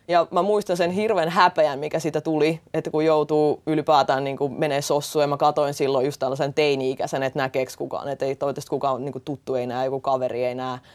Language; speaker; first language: Finnish; early bilingual, other home language; Russian